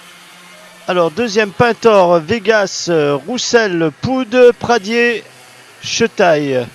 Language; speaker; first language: French; native; French